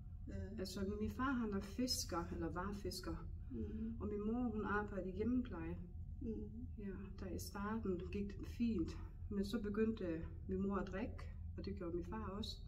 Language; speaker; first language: Danish; non-native, local second language; Faroese